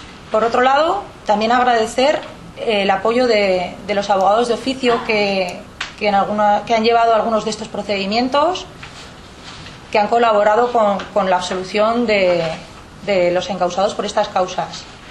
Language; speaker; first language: Spanish; native; Spanish